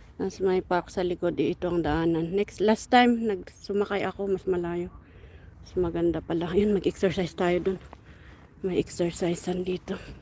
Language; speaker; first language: Filipino; native; Filipino